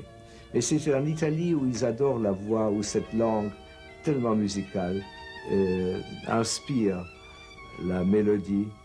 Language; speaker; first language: French; non-native, fluent; English